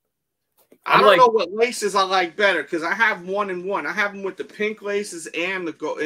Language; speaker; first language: English; native; English